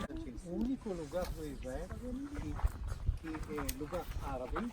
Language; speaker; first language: Portuguese; non-native, fluent; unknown